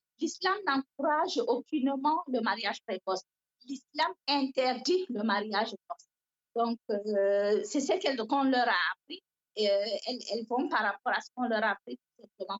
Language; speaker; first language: French; non-native, local second language; Fula